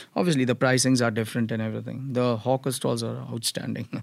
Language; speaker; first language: English; non-native, local second language; Gujarati